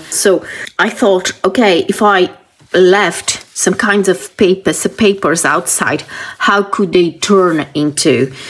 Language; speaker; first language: English; non-native, fluent; Portuguese